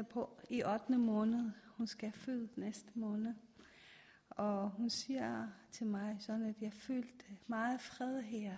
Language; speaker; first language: Danish; non-native, fluent; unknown